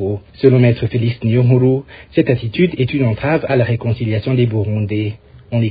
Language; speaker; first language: French; non-native, local second language; Rundi